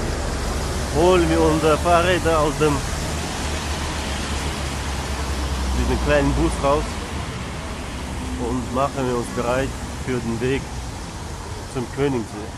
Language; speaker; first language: German; non-native, fluent; Russian